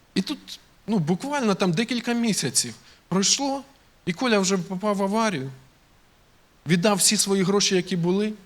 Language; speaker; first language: Ukrainian; native; Ukrainian